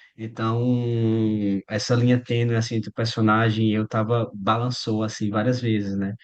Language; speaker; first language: Portuguese; native; Portuguese